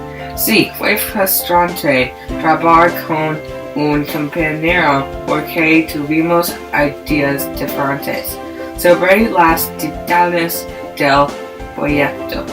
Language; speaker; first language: Spanish; non-native, learner; English